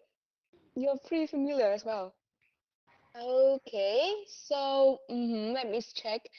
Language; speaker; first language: English; non-native, fluent; Vietnamese